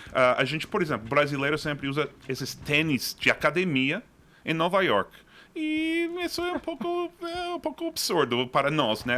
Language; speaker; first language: Portuguese; non-native, fluent; English